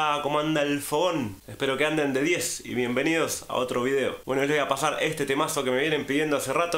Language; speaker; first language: Spanish; native; Spanish